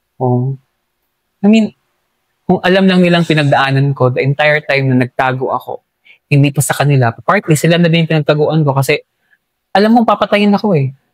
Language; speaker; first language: Filipino; non-native, local second language; Hiligaynon